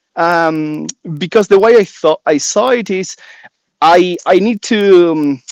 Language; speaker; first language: English; non-native, fluent; Spanish